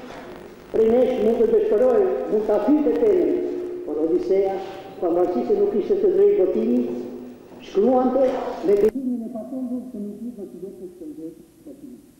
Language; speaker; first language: Albanian; native; Albanian